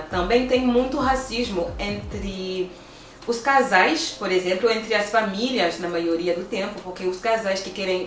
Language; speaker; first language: Portuguese; non-native, fluent; French